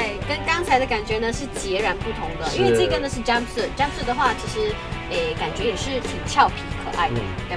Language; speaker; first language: Chinese; native; Chinese